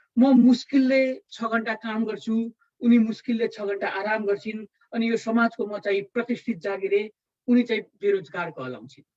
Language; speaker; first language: Nepali; native; Nepali